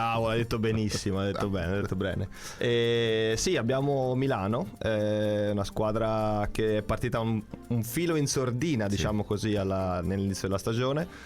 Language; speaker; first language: Italian; native; Italian